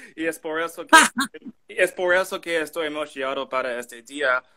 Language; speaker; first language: Spanish; non-native, learner; English